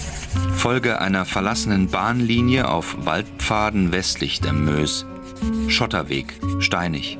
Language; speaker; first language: German; native; German